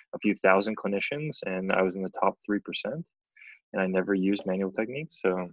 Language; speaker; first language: English; native; English